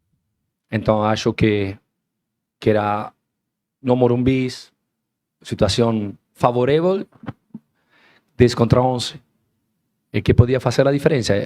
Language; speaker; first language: Portuguese; non-native, learner; Spanish